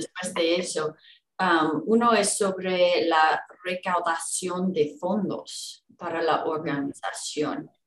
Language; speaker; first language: Spanish; non-native, fluent; English